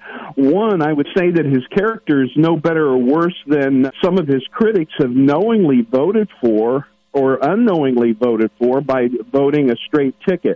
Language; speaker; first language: English; native; English